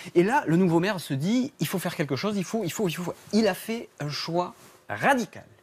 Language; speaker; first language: French; native; French